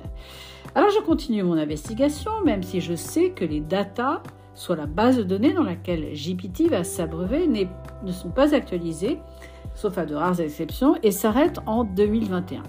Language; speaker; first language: French; native; French